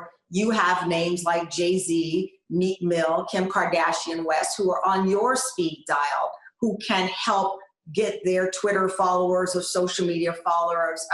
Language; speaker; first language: English; native; English